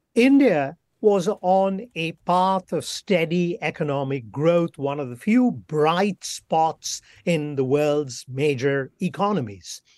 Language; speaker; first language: English; non-native, local second language; Bangla